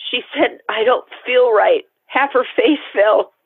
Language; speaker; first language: English; native; English